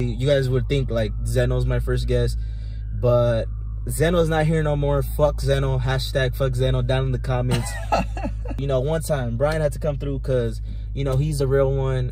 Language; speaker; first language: English; early bilingual, other home language; Spanish